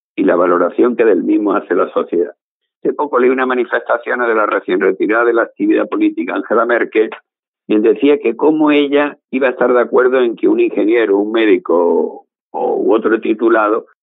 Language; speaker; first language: Spanish; native; Spanish